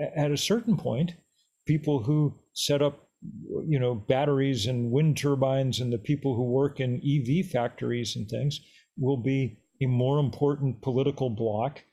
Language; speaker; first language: English; native; English